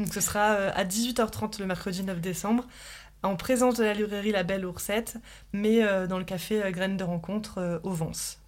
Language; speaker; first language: French; native; French